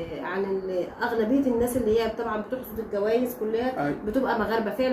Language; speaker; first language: Arabic; native; Arabic